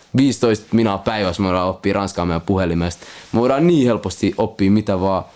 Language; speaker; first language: Finnish; non-native, local second language; Swedish